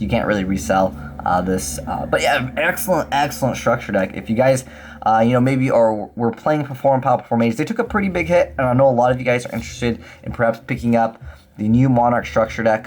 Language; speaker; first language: English; native; English